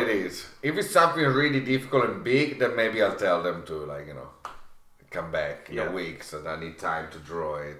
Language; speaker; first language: English; non-native, fluent; Italian